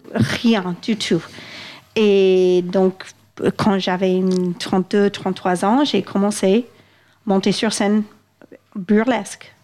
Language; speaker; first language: French; non-native, fluent; English